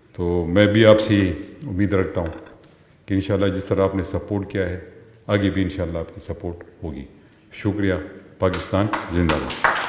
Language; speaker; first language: Urdu; non-native, local second language; Pashto